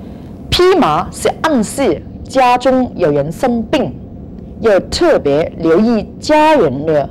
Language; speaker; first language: Chinese; non-native, local second language; Cantonese